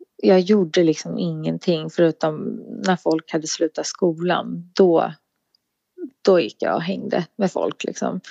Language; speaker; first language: Swedish; native; Swedish